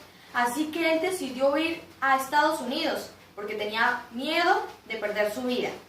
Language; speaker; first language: Spanish; native; Spanish